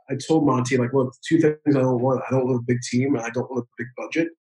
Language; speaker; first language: English; native; English